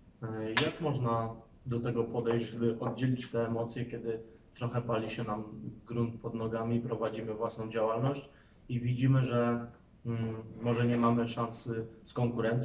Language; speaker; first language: Polish; native; Polish